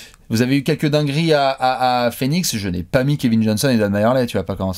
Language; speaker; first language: French; native; French